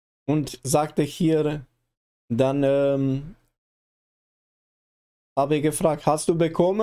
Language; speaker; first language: German; non-native, learner; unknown